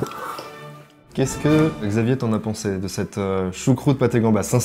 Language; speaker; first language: French; native; French